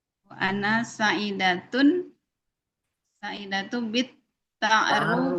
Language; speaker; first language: Arabic; non-native, learner; Indonesian